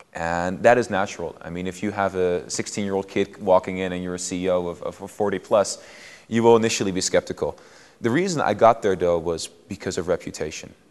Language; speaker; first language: English; non-native, fluent; Dutch